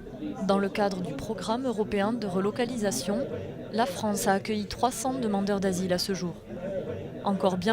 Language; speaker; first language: French; native; French